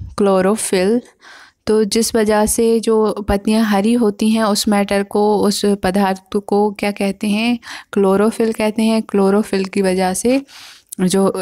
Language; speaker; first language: Hindi; native; Hindi